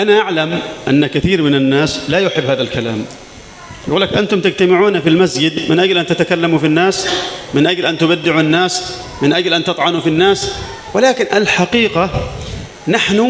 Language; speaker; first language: Arabic; native; Arabic